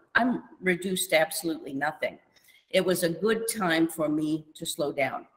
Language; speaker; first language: English; native; English